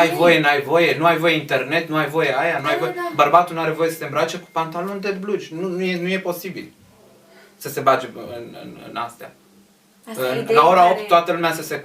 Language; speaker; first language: Romanian; non-native, fluent; Arabic